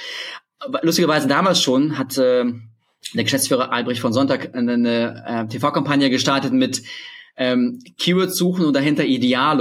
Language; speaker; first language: German; early bilingual, other home language; Russian